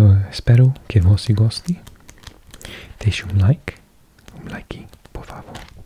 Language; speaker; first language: Portuguese; non-native, learner; English